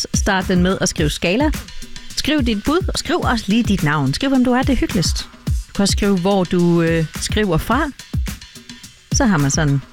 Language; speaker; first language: Danish; native; Danish